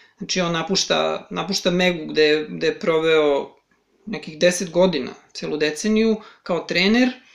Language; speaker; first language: Serbian; native; Serbian